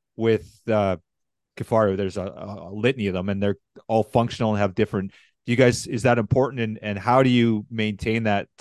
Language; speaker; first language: English; native; English